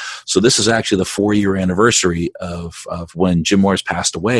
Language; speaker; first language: English; native; English